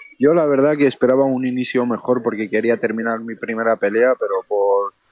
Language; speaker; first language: Spanish; non-native, fluent; Georgian